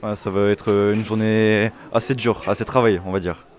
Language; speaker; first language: French; native; French